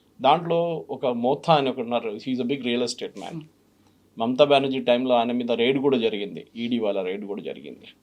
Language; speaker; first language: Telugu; non-native, fluent; Malayalam